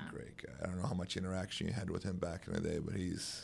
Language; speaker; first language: English; non-native, fluent; Romanian